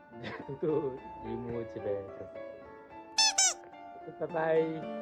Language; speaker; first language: Korean; non-native, fluent; Chinese